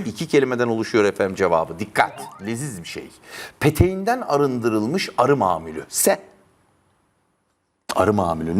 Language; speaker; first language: Turkish; native; Turkish